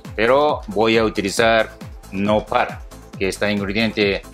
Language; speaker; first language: Spanish; non-native, learner; Japanese